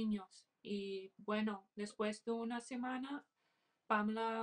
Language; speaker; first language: Spanish; early bilingual, heritage; English